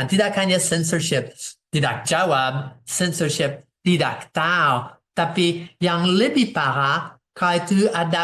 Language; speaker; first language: Indonesian; non-native, fluent; English